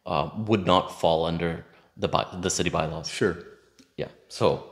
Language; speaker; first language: English; native; English